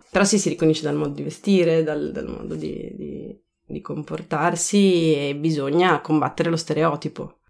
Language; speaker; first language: Italian; native; Italian